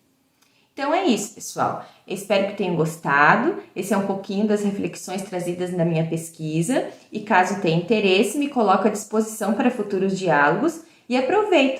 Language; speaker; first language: Portuguese; native; Portuguese